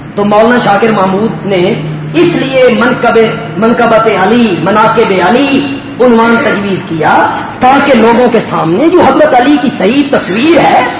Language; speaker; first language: Urdu; non-native, local second language; Punjabi